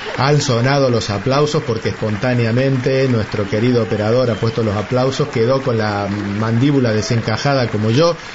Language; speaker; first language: Spanish; native; Spanish